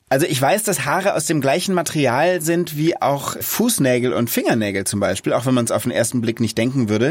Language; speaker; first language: German; native; German